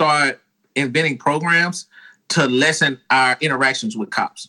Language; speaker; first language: English; native; English